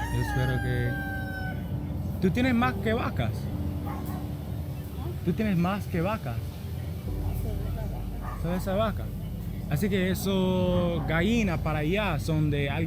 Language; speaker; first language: Spanish; non-native, learner; English